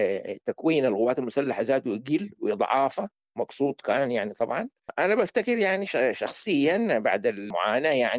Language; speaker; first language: Arabic; native; Arabic